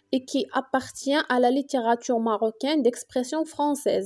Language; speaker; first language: French; non-native, local second language; Arabic